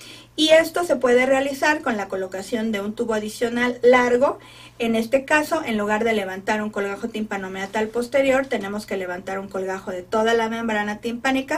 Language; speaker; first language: Spanish; native; Spanish